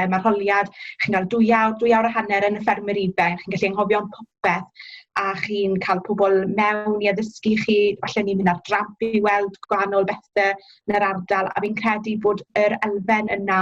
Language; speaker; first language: Welsh; native; Welsh